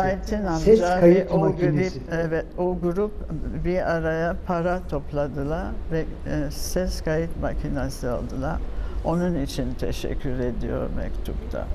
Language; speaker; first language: Turkish; non-native, fluent; French